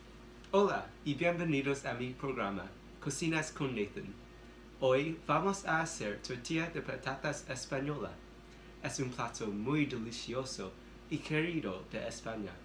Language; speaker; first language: Spanish; non-native, learner; English